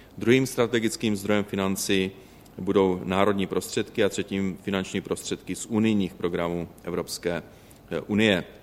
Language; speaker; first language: Czech; native; Czech